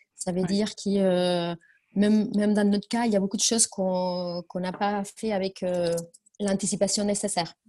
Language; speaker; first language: French; non-native, fluent; Spanish